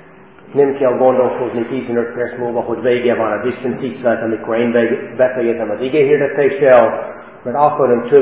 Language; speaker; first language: Hungarian; non-native, fluent; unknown